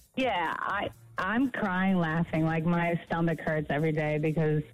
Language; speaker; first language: English; native; English